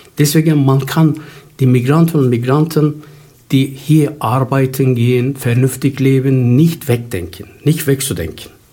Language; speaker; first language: German; non-native, fluent; Turkish